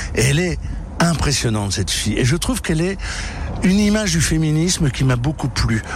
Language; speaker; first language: French; native; French